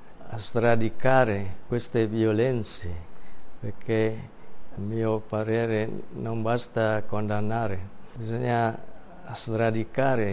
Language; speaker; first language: Italian; non-native, fluent; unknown